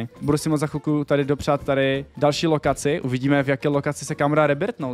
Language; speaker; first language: Czech; native; Czech